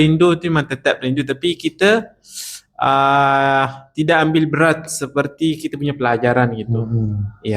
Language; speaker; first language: Indonesian; non-native, learner; Arabic